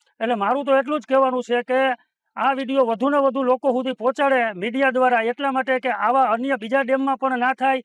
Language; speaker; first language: Gujarati; native; Gujarati